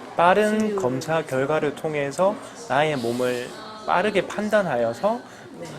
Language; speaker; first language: Korean; native; Korean